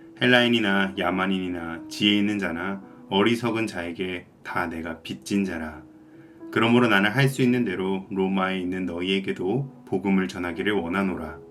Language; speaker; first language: Korean; native; Korean